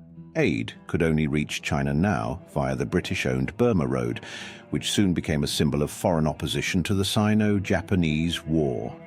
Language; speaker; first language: English; native; English